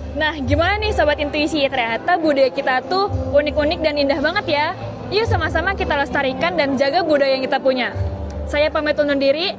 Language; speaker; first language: Indonesian; native; Indonesian